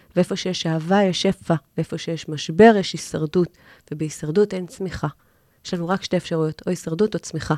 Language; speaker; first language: Hebrew; native; Hebrew